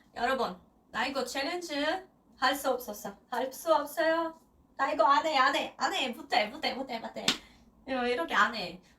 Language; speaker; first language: Korean; non-native, learner; Russian